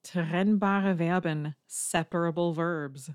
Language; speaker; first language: German; non-native, fluent; English